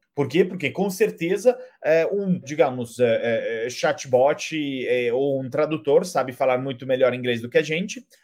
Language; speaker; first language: Portuguese; non-native, fluent; Italian